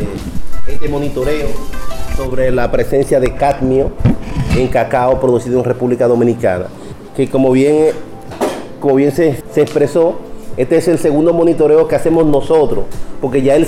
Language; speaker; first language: Spanish; native; Spanish